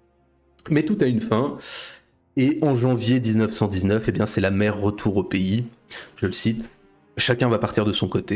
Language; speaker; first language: French; native; French